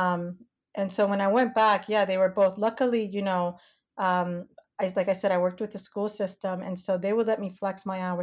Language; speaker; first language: English; native; English